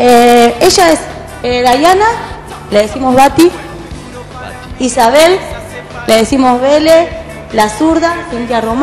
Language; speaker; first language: Spanish; native; Spanish